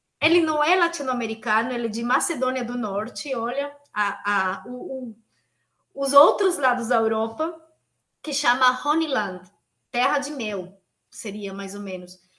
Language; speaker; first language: Portuguese; non-native, fluent; Spanish